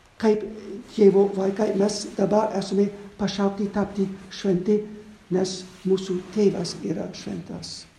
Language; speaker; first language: Lithuanian; non-native, fluent; English